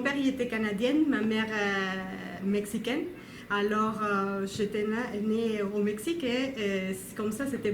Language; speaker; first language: French; non-native, learner; Spanish